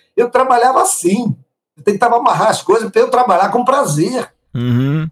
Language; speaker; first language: Portuguese; early bilingual, other home language; Italian